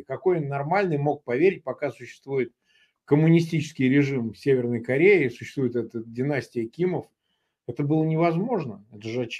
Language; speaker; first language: Russian; native; Russian